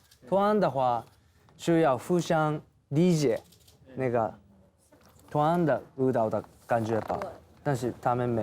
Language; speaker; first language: Chinese; non-native, learner; Japanese